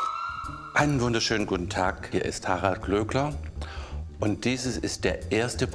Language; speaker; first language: German; native; German